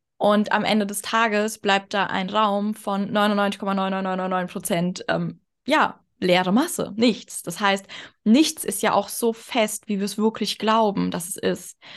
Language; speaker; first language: German; native; German